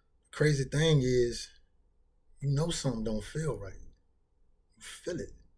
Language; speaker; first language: English; native; English